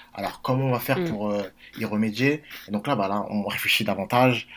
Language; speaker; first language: French; native; French